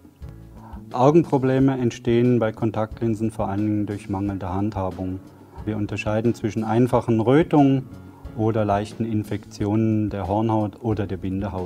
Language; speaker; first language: German; native; German